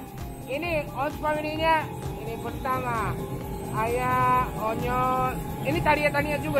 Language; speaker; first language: Indonesian; native; Indonesian